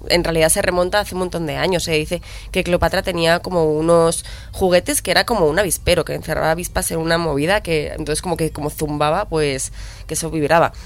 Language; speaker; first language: Spanish; native; Spanish